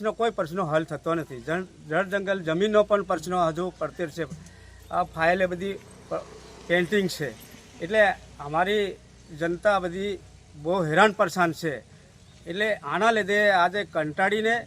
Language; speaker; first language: Gujarati; non-native, local second language; Rathawi